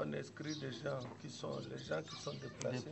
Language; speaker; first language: French; non-native, local second language; Arabic